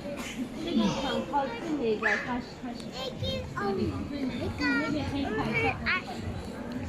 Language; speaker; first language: Chinese; non-native, learner; Urdu